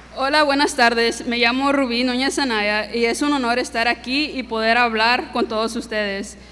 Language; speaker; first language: Spanish; early bilingual, heritage; Spanish